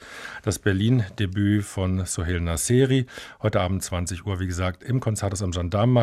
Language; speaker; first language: German; native; German